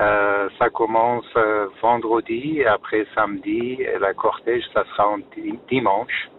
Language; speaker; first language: French; non-native, fluent; Persian